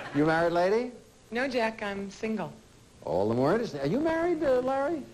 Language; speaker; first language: English; native; English